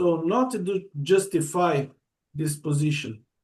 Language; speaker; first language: English; non-native, learner; Portuguese